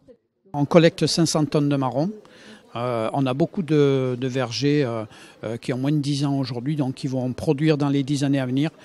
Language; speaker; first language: French; native; French